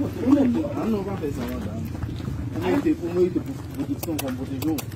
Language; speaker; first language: French; non-native, local second language; Haitian Creole